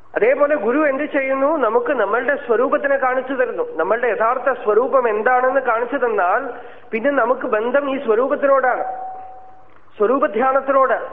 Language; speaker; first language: Malayalam; native; Malayalam